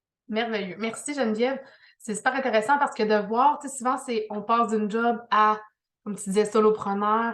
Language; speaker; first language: French; native; French